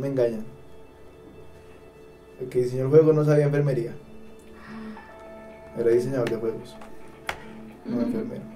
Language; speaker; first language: Spanish; native; Spanish